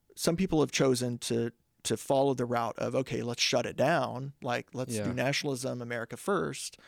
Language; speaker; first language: English; native; English